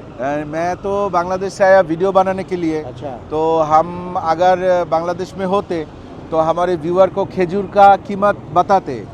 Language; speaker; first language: Hindi; non-native, learner; Bangla